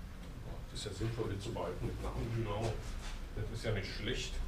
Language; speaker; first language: German; native; German